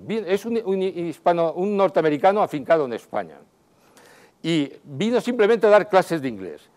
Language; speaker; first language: Spanish; native; Spanish